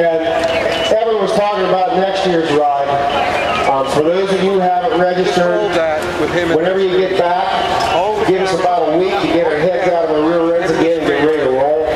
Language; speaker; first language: English; native; English